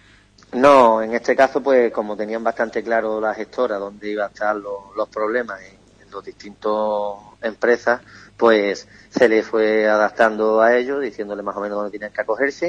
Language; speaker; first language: Spanish; native; Spanish